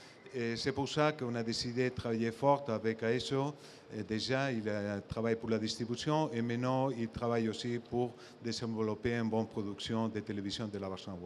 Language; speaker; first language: French; non-native, fluent; Spanish